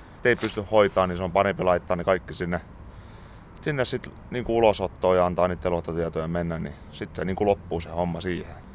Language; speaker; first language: Finnish; native; Finnish